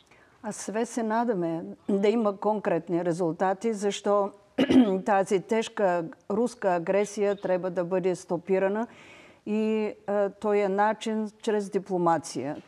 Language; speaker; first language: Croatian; non-native, learner; Bulgarian